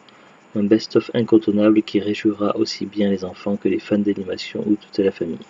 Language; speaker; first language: French; native; French